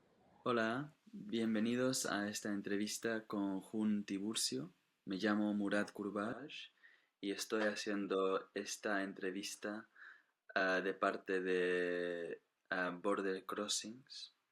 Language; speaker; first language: Spanish; non-native, fluent; English